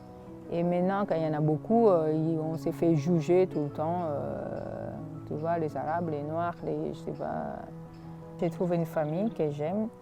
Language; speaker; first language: French; non-native, fluent; Swahili